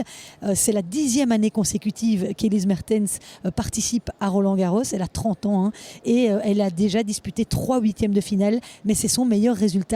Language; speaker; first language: French; native; French